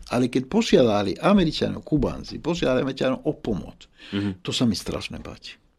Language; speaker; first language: Slovak; non-native, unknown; Spanish